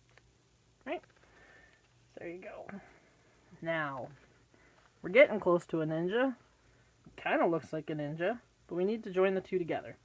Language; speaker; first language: English; native; English